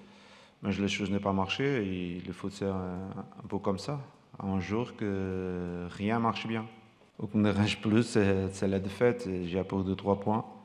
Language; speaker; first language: French; non-native, fluent; Portuguese